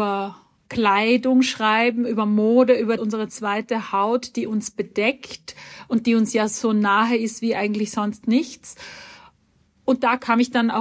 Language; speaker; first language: German; native; German